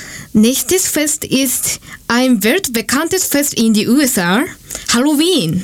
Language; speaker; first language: German; non-native, learner; Japanese